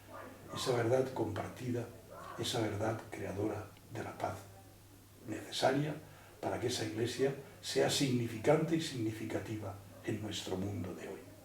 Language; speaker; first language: Spanish; native; Spanish